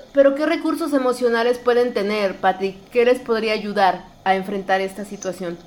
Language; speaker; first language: Spanish; native; Spanish